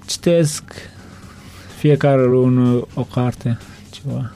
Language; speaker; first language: Romanian; non-native, learner; Turkmen